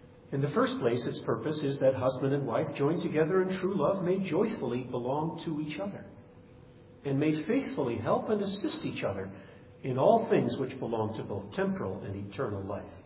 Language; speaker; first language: English; native; English